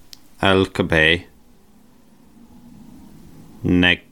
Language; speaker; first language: Catalan; non-native, learner; English